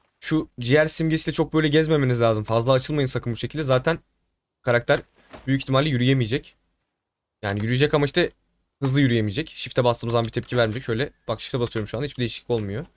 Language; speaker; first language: Turkish; native; Turkish